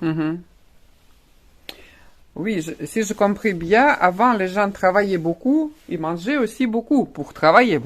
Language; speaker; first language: French; non-native, fluent; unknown